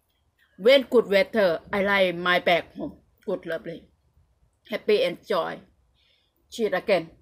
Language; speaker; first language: English; non-native, learner; Thai